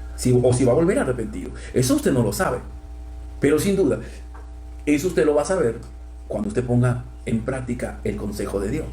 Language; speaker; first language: Spanish; native; Spanish